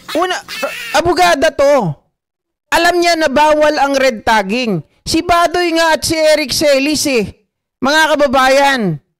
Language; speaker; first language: Filipino; native; Filipino